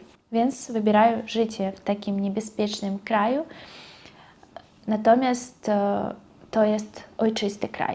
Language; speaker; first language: Polish; non-native, fluent; Russian